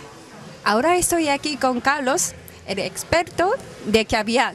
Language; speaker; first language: Spanish; non-native, fluent; Japanese